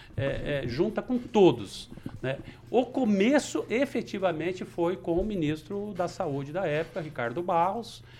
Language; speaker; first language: Portuguese; native; Portuguese